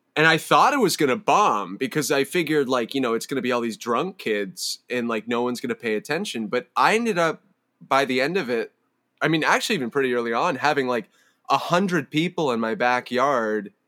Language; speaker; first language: English; native; English